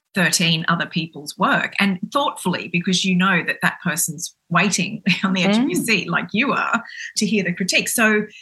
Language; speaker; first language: English; native; English